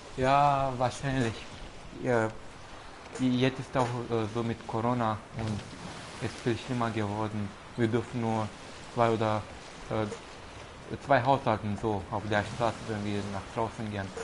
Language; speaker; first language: German; non-native, fluent; Romanian